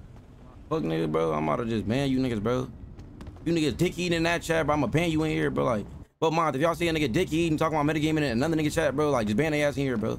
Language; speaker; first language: English; native; English